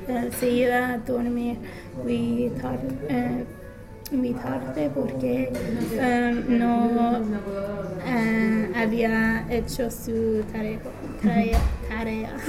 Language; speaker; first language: Spanish; non-native, learner; English